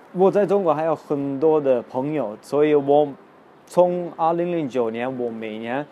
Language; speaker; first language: Chinese; non-native, fluent; Dutch